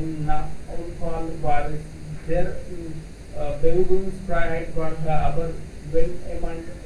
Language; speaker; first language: German; non-native, learner; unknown